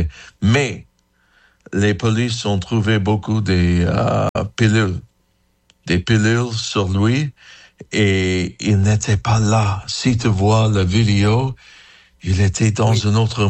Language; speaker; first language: French; non-native, learner; English